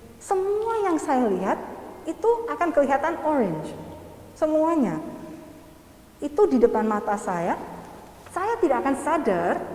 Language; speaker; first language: Indonesian; non-native, fluent; English